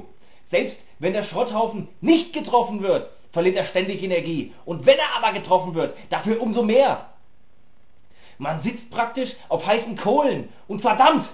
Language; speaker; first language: German; native; German